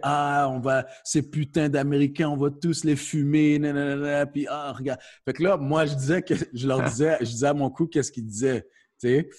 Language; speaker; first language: French; early bilingual, heritage; French